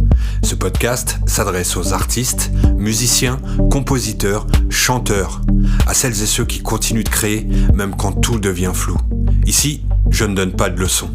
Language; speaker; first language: French; native; French